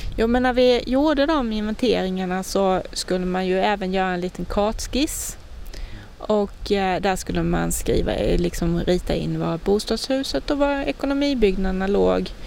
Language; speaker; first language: Swedish; native; Swedish